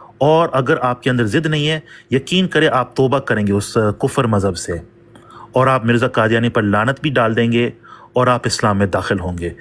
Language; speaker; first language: Urdu; early bilingual, heritage; Urdu